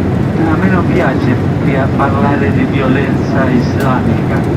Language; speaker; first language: Italian; non-native, fluent; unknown